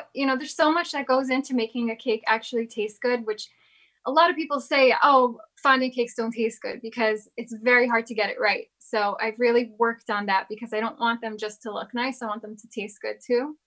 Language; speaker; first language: English; native; English